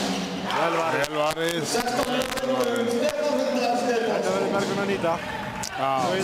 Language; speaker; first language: Icelandic; native; Icelandic